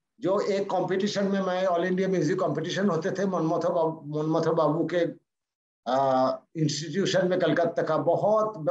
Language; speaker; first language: Hindi; non-native, local second language; Bangla